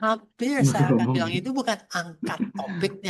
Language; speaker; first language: Indonesian; non-native, fluent; English